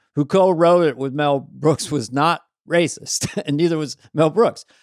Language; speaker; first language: English; native; English